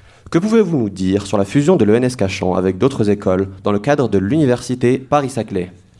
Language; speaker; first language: French; native; French